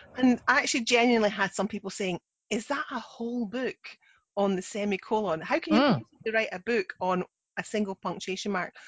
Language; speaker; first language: English; native; English